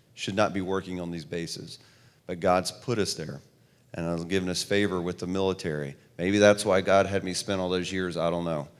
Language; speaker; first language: English; native; English